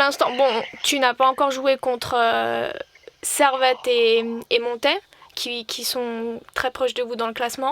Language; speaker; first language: French; native; French